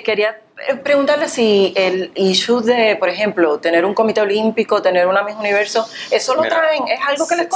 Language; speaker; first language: Spanish; native; Spanish